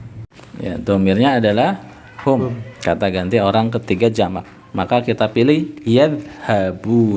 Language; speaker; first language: Indonesian; native; Indonesian